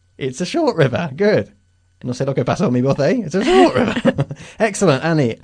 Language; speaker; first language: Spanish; non-native, fluent; English